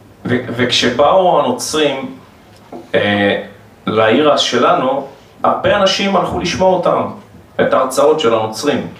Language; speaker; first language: Hebrew; non-native, fluent; Russian